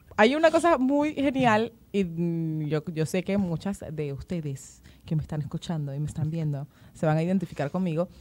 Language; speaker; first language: Spanish; native; Spanish